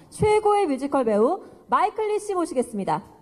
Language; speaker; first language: Korean; native; Korean